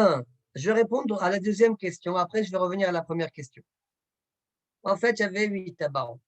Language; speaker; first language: French; native; French